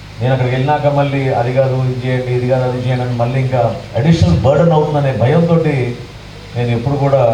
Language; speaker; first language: Telugu; native; Telugu